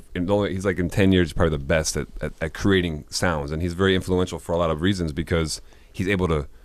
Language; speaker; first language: English; native; English